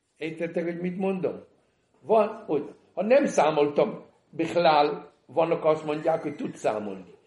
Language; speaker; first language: Hungarian; early bilingual, heritage; Hungarian